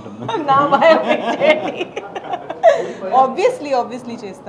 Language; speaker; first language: Telugu; non-native, learner; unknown